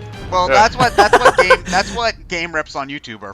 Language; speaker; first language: English; native; English